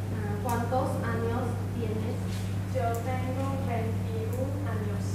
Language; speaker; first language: Spanish; non-native, learner; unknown